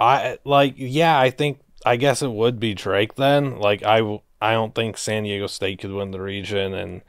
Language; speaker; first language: English; native; English